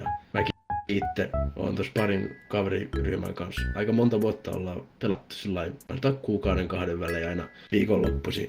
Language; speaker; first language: Finnish; native; Finnish